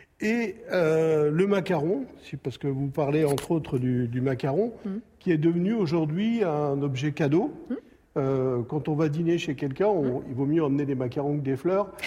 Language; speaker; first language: French; native; French